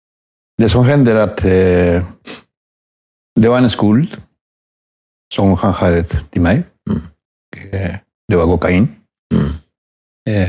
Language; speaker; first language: Swedish; non-native, fluent; Spanish